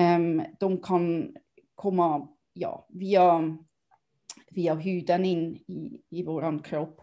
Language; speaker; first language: Swedish; non-native, fluent; German